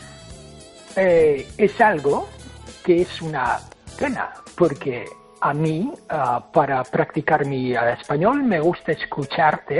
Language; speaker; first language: Spanish; non-native, fluent; English